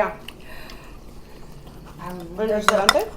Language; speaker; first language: Spanish; early bilingual, heritage; Spanish